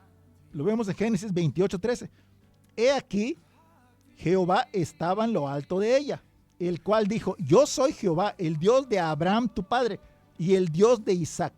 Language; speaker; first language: Spanish; native; Spanish